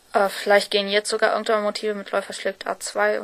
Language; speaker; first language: German; native; German